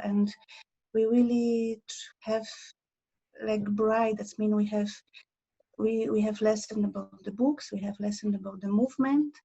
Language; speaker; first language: English; non-native, learner; Polish